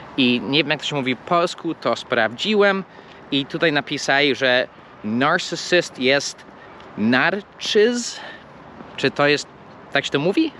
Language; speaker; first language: Polish; non-native, fluent; English